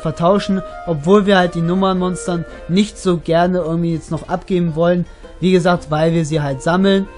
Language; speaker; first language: German; native; German